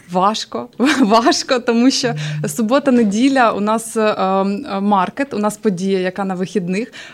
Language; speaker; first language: Ukrainian; native; Ukrainian